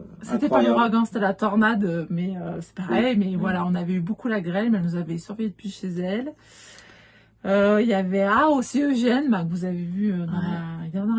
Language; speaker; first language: French; native; French